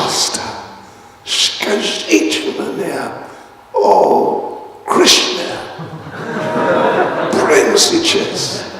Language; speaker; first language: Russian; non-native, learner; English